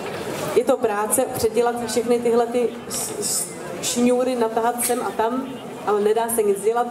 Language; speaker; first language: Czech; native; Czech